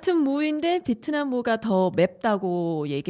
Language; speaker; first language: Korean; non-native, fluent; Vietnamese